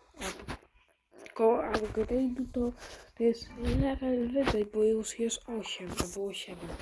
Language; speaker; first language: Polish; early bilingual, other home language; Ukrainian